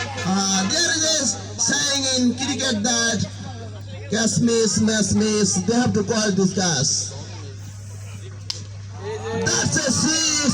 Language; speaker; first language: English; non-native, local second language; Bangla